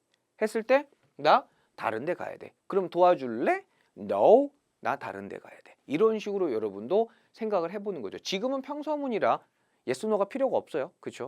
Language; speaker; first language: Korean; native; Korean